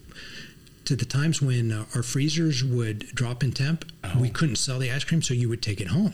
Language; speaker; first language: English; native; English